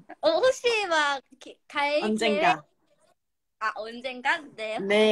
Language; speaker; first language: Korean; non-native, learner; Thai